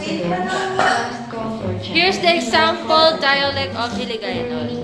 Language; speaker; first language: English; non-native, local second language; Cebuano